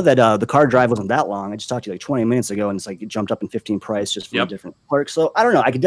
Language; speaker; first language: English; native; English